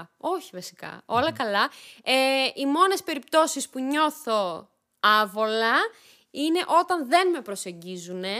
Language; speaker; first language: Greek; early bilingual, other home language; Armenian